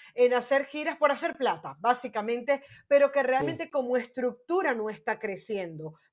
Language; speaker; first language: Spanish; native; Spanish